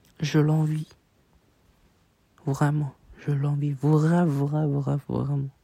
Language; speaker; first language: French; non-native, learner; Chinese